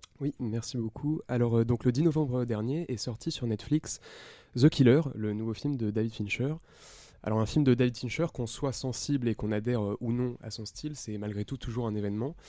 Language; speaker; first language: French; native; French